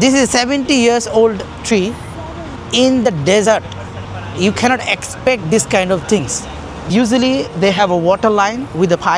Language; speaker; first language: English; non-native, local second language; Bangla